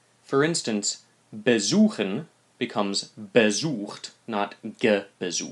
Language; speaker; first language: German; non-native, fluent; English